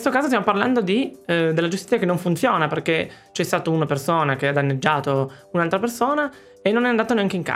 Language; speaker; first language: Italian; native; Italian